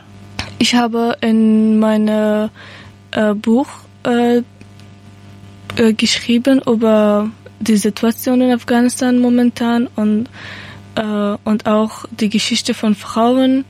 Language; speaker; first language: German; non-native, learner; Persian